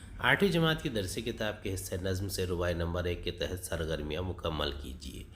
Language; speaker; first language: Urdu; native; Urdu